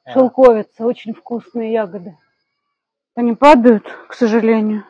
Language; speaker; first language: Russian; native; Russian